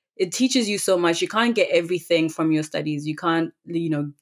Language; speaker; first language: English; non-native, local second language; Tswana